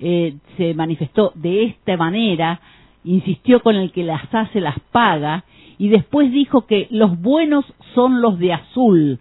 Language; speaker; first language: Spanish; native; Spanish